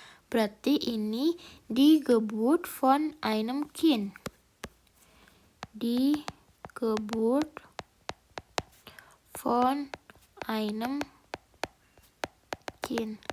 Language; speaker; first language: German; non-native, learner; Indonesian